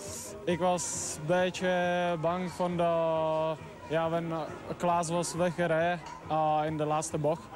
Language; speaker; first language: Dutch; non-native, fluent; Czech